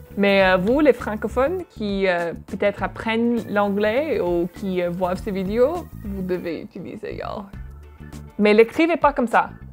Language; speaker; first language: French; non-native, fluent; English